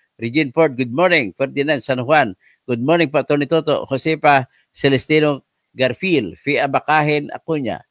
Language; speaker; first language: Filipino; non-native, local second language; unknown